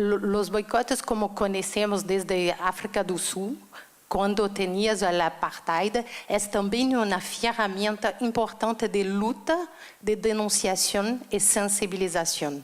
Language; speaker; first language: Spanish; non-native, learner; Portuguese